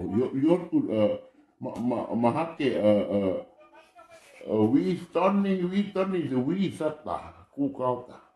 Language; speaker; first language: Finnish; non-native, learner; Thai